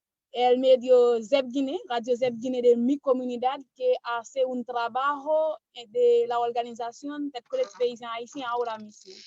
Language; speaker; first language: Spanish; non-native, learner; Haitian Creole